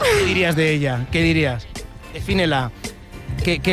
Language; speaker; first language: Spanish; native; Spanish